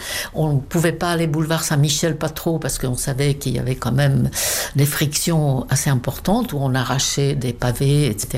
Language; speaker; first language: French; non-native, fluent; Czech